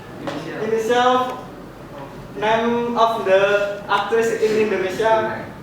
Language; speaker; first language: English; non-native, learner; Indonesian